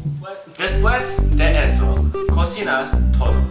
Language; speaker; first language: Spanish; non-native, learner; English